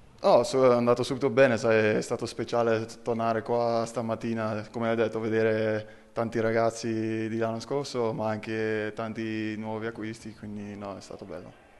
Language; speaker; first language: Italian; non-native, fluent; Dutch